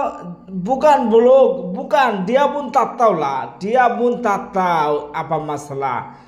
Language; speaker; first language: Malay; non-native, learner; Bangla